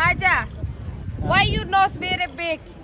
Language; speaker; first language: English; non-native, learner; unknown